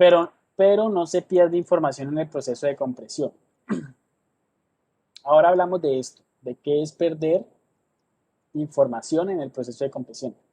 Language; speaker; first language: Spanish; native; Spanish